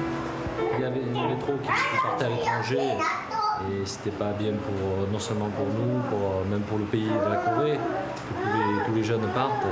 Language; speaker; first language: French; early bilingual, other home language; Korean